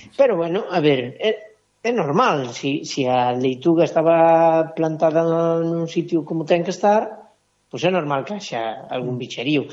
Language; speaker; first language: Galician; native; Galician